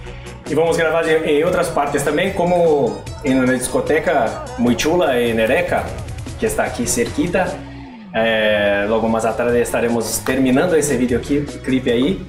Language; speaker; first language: Spanish; non-native, learner; Portuguese